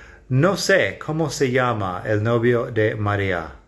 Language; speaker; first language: Spanish; non-native, fluent; English